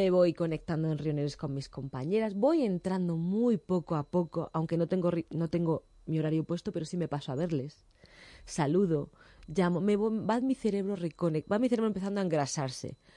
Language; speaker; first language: Spanish; native; Spanish